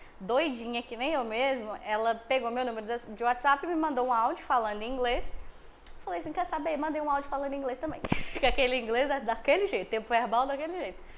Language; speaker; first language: Portuguese; native; Portuguese